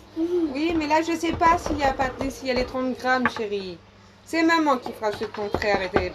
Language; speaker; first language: French; native; French